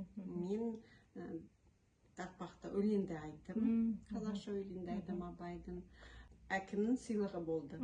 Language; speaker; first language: Kazakh; non-native, local second language; Russian